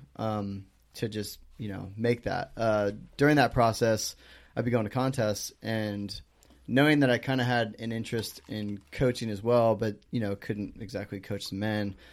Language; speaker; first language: English; native; English